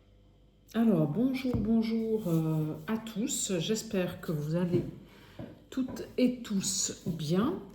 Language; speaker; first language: French; native; French